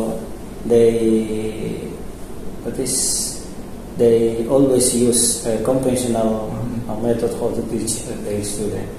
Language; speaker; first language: English; non-native, local second language; Indonesian